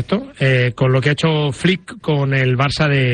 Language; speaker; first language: Spanish; native; Spanish